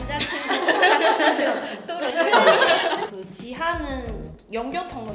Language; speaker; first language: Korean; non-native, learner; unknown